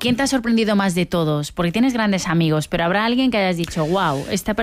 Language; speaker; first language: Spanish; native; Spanish